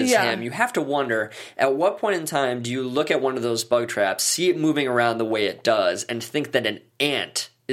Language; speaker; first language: English; native; English